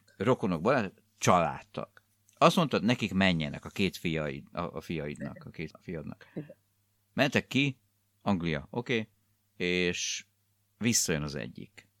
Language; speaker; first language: Hungarian; native; Hungarian